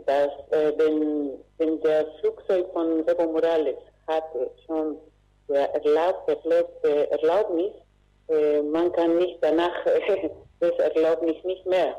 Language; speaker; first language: German; non-native, learner; Spanish